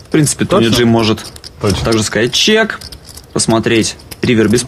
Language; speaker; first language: Russian; native; Russian